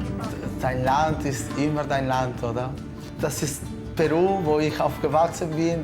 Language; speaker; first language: German; non-native, fluent; Spanish